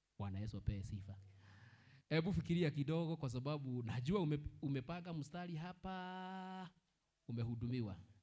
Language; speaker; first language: Swahili; non-native, local second language; Kikuyu